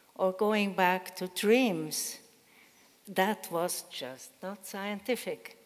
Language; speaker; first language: English; non-native, fluent; German